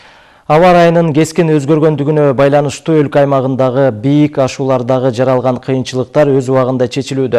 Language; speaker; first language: Kyrgyz; native; Kyrgyz